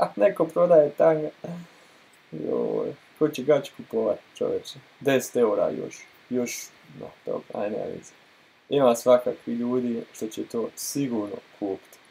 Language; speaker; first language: Croatian; early bilingual, heritage; Croatian